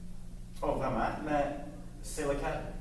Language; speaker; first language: French; non-native, learner; English